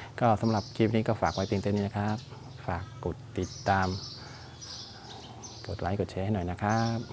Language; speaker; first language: Thai; native; Thai